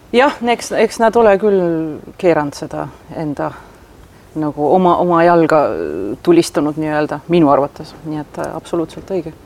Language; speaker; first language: Estonian; non-native, local second language; Russian